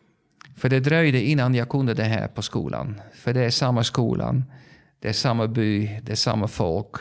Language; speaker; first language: Swedish; non-native, fluent; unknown